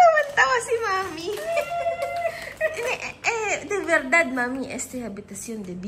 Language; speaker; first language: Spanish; non-native, learner; Filipino